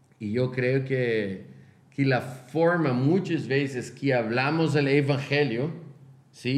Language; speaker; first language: Spanish; non-native, fluent; Portuguese